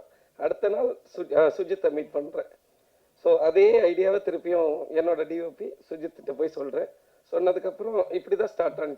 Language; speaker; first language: Tamil; native; Tamil